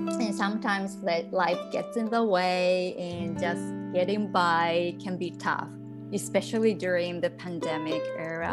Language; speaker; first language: English; non-native, fluent; Japanese